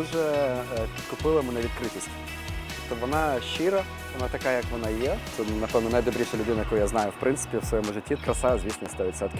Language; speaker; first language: Ukrainian; native; Ukrainian